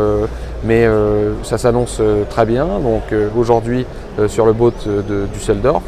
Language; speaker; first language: French; native; French